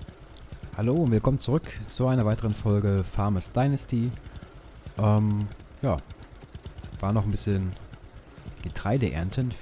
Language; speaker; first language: German; native; German